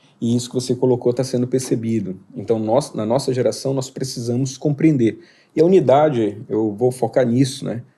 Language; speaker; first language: Portuguese; native; Portuguese